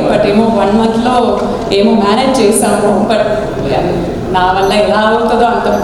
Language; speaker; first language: Telugu; non-native, learner; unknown